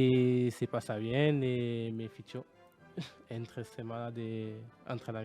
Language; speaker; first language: Spanish; non-native, learner; French